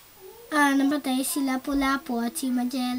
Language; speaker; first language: Filipino; early bilingual, heritage; Filipino